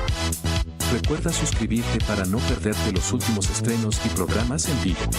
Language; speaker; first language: Spanish; native; Spanish